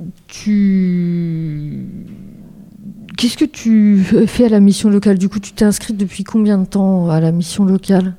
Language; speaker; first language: French; native; French